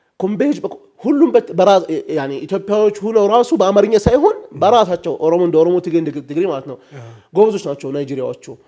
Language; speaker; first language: Amharic; early bilingual, heritage; Arabic